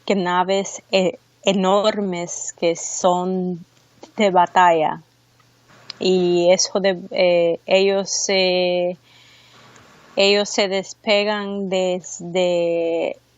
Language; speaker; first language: Spanish; early bilingual, heritage; Spanish